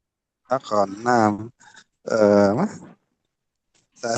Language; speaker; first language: Arabic; non-native, learner; Indonesian